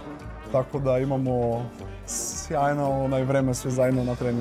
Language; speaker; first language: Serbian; non-native, learner; Portuguese